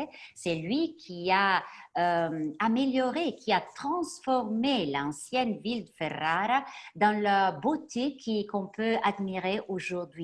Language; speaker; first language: French; non-native, fluent; Italian